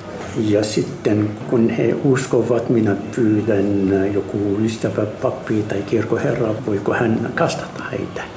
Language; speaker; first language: Finnish; non-native, learner; Arabic